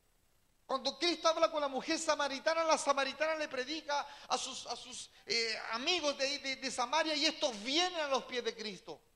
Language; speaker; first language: Spanish; native; Spanish